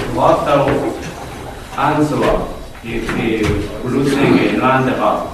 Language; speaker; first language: Danish; non-native, learner; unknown